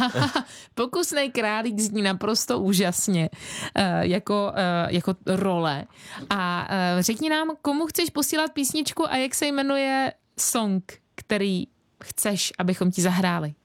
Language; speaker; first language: Czech; native; Czech